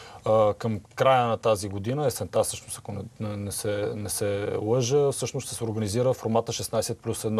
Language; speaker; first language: Bulgarian; native; Bulgarian